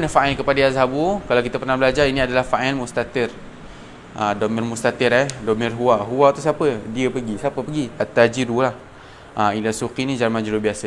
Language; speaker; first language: Malay; native; Malay